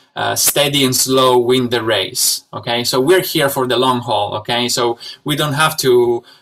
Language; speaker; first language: English; non-native, fluent; Italian